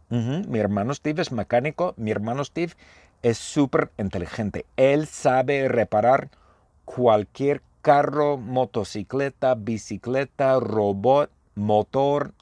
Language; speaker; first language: Spanish; non-native, fluent; English